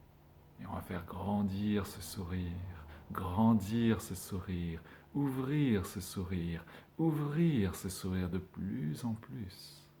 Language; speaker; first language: French; native; French